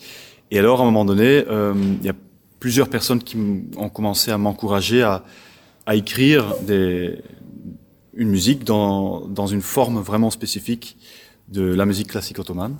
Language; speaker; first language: French; non-native, local second language; Dutch